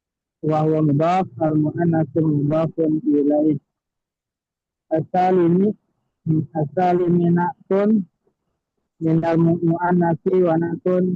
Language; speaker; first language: Arabic; non-native, learner; Indonesian